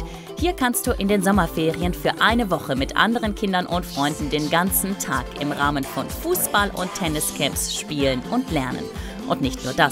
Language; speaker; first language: German; native; German